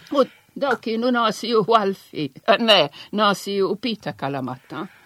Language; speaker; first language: Maltese; non-native, local second language; Italian